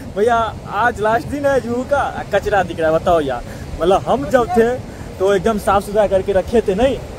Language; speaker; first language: Hindi; native; Hindi